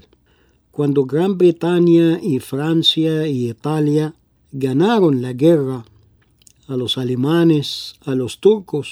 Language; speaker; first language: Spanish; non-native, fluent; Arabic